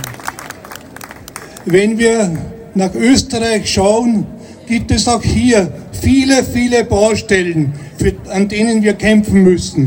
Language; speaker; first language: German; native; German